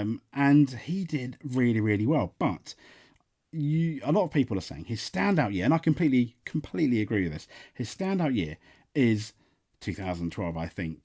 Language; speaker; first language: English; native; English